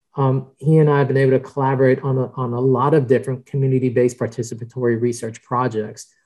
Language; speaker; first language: English; early bilingual, other home language; Spanish